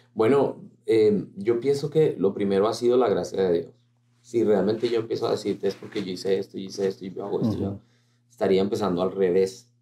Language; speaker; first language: Spanish; native; Spanish